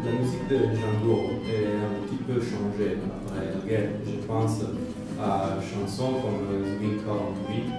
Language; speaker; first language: French; non-native, fluent; Italian